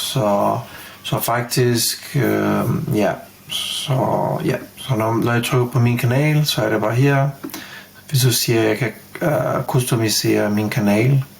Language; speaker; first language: Danish; non-native, fluent; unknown